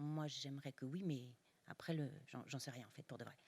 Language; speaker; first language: French; native; French